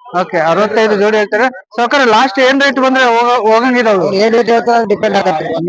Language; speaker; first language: Kannada; native; Kannada